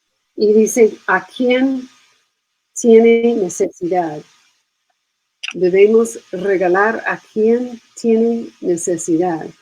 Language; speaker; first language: Spanish; non-native, fluent; English